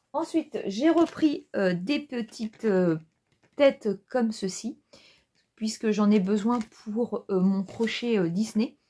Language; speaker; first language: French; native; French